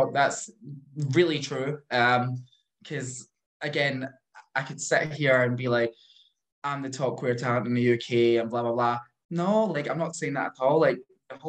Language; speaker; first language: English; native; English